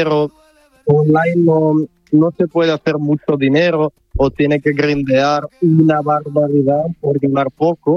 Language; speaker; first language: Spanish; non-native, fluent; Italian